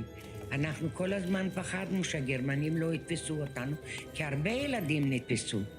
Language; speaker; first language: Hebrew; early bilingual, other home language; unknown